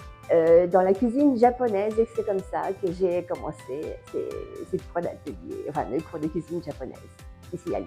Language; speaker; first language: French; non-native, fluent; Japanese